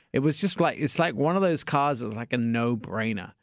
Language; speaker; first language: English; native; English